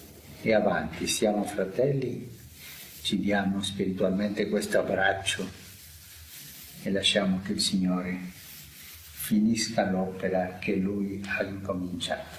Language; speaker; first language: Italian; non-native, fluent; Spanish